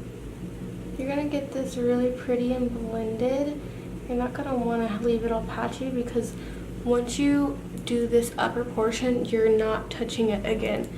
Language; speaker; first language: English; native; English